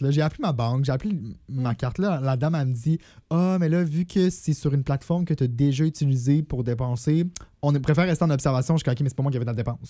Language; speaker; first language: French; native; French